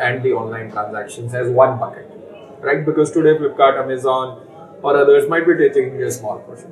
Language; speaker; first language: English; non-native, local second language; Hindi